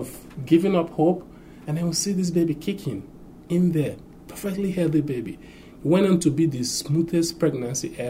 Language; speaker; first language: English; non-native, local second language; Igbo